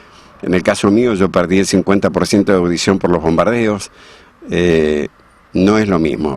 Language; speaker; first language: Spanish; native; Spanish